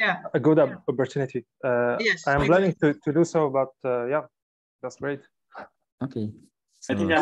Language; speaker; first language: English; non-native, fluent; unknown